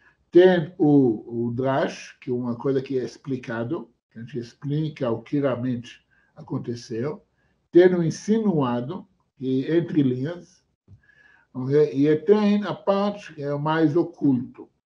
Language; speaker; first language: Portuguese; non-native, fluent; Hebrew